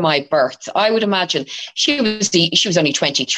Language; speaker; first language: English; native; English